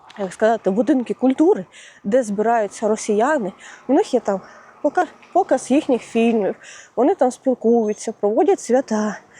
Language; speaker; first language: Ukrainian; non-native, local second language; Russian